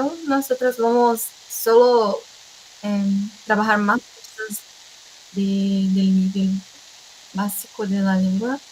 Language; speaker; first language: Spanish; non-native, fluent; Portuguese